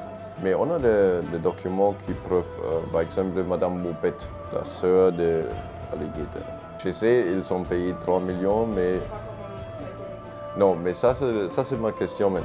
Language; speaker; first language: French; non-native, fluent; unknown